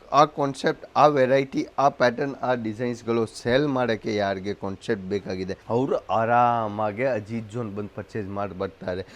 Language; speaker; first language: Kannada; non-native, local second language; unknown